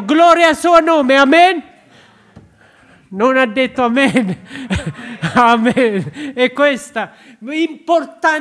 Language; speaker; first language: Italian; non-native, learner; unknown